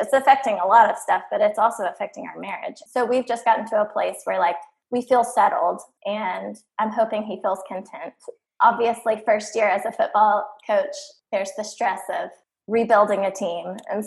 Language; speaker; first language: English; native; English